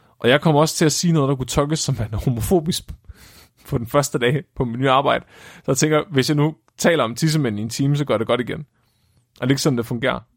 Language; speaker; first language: Danish; native; Danish